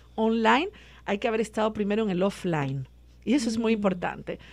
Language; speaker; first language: Spanish; native; Spanish